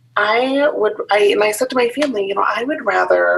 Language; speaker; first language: English; native; English